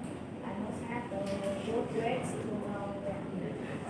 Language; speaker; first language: English; non-native, learner; Vietnamese